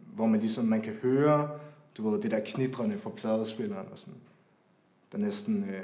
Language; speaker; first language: Danish; native; Danish